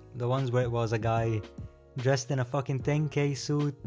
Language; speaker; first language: English; non-native, fluent; Arabic